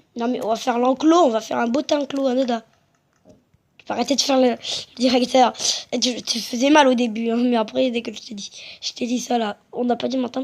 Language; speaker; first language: French; native; French